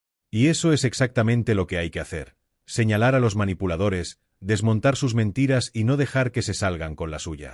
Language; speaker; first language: Spanish; native; Spanish